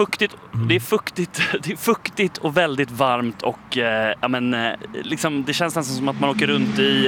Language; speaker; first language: Swedish; native; Swedish